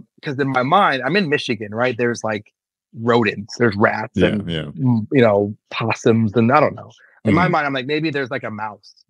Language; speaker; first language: English; native; English